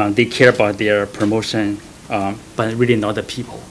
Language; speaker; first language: English; non-native, fluent; Chinese